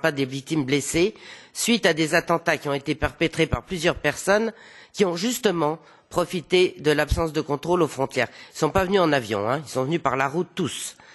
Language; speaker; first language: French; native; French